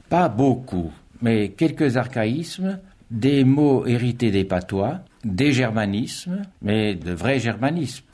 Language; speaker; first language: French; native; French